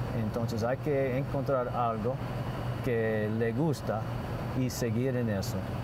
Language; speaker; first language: Spanish; early bilingual, heritage; Spanish